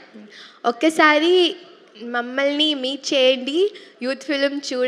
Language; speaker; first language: Telugu; non-native, learner; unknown